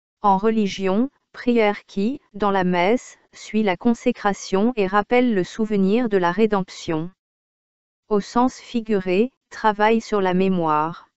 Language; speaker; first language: French; native; French